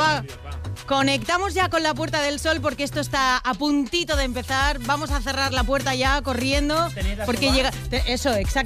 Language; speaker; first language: Spanish; native; Spanish